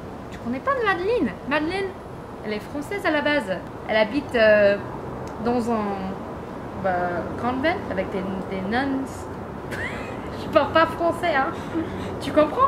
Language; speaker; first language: French; non-native, fluent; English